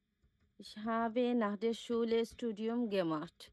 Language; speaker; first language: German; non-native, learner; Bangla